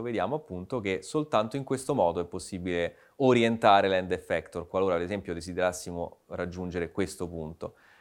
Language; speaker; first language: Italian; native; Italian